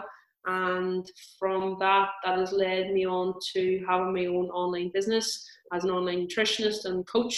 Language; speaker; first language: English; native; English